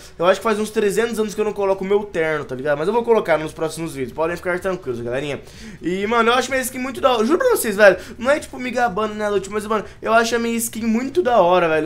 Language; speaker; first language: Portuguese; native; Portuguese